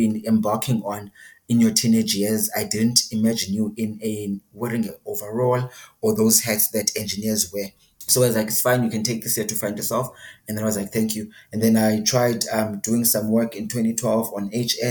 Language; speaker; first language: English; non-native, local second language; Xhosa